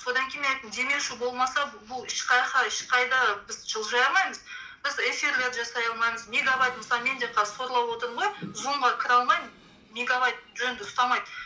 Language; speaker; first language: Kazakh; native; Kazakh